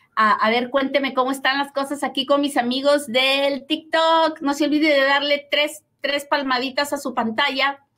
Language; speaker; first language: Spanish; native; Spanish